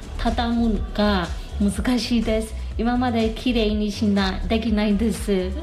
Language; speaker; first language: Japanese; non-native, learner; Burmese